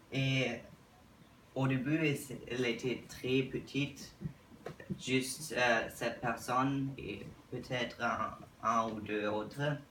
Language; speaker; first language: French; non-native, learner; English